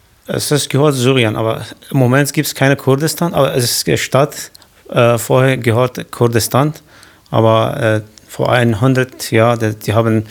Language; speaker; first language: German; non-native, learner; Kurdish